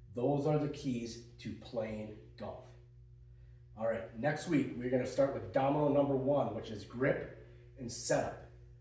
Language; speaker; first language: English; native; English